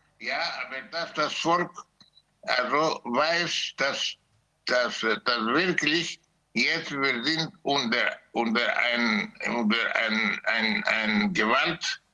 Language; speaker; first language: German; non-native, learner; Greek